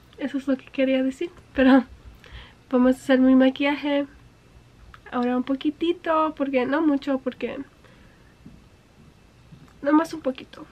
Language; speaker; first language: Spanish; early bilingual, heritage; English